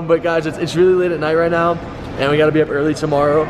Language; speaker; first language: English; native; English